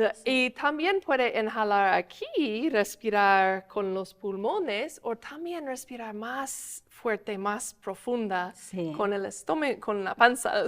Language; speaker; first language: Spanish; non-native, fluent; English